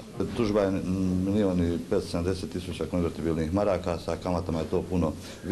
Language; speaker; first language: Serbian; native; Serbian